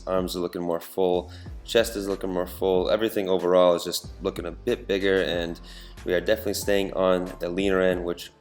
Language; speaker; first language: English; native; English